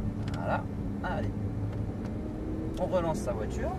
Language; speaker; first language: French; native; French